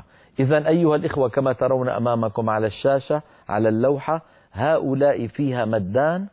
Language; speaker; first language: Arabic; native; Arabic